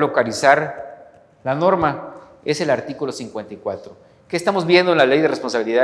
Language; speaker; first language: Spanish; native; Spanish